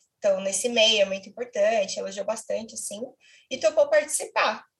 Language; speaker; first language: Portuguese; native; Portuguese